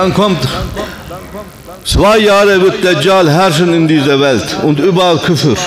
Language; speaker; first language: German; non-native, fluent; Turkish